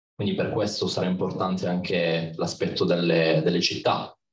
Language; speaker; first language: Italian; native; Italian